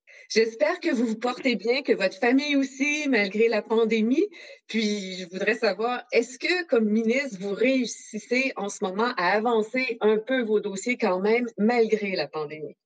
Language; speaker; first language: French; native; French